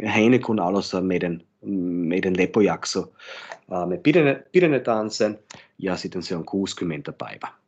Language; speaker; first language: Finnish; non-native, fluent; German